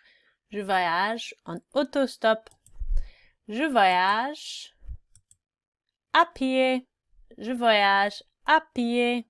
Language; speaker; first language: French; non-native, fluent; English